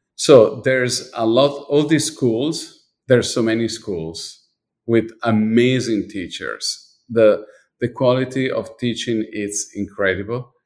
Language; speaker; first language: English; non-native, fluent; Italian